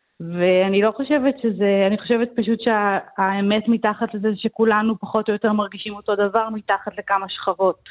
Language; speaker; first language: Hebrew; native; Hebrew